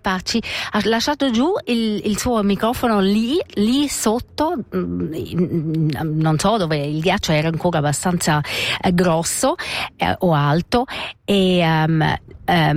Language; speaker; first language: Italian; non-native, local second language; German